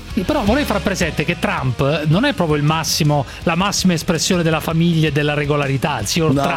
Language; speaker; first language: Italian; native; Italian